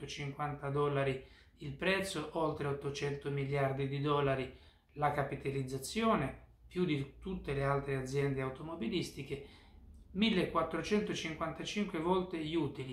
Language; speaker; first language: Italian; native; Italian